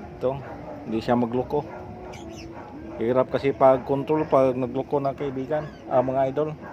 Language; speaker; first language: Filipino; non-native, local second language; Cebuano